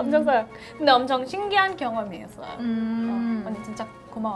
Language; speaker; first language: Korean; non-native, learner; English